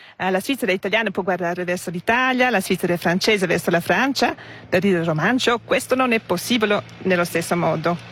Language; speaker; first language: Italian; non-native, local second language; Romansh